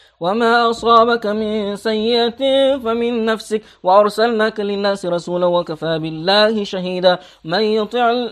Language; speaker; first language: Arabic; non-native, fluent; Persian